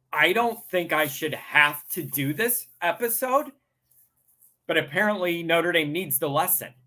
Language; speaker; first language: English; native; English